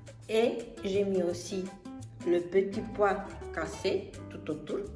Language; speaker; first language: French; non-native, fluent; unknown